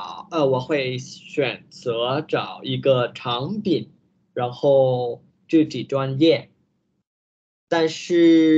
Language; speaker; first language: Chinese; non-native, learner; Vietnamese